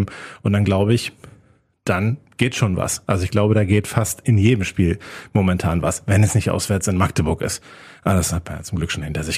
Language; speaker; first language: German; native; German